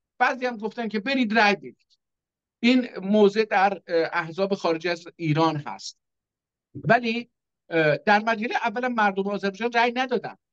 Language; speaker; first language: Persian; non-native, local second language; Azerbaijani